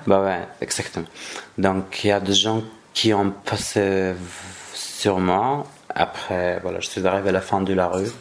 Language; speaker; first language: French; non-native, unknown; Arabic